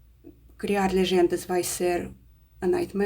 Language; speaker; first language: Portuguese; non-native, fluent; Russian